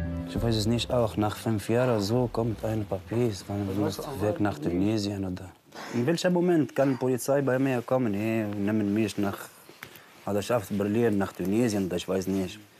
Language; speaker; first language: German; non-native, learner; Arabic